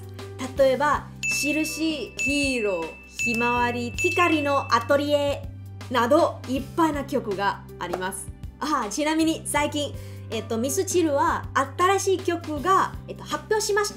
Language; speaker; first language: Japanese; non-native, learner; Chinese